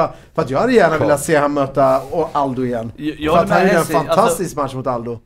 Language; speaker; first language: Swedish; native; Swedish